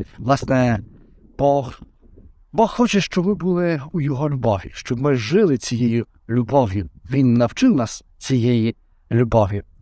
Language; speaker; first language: Ukrainian; native; Ukrainian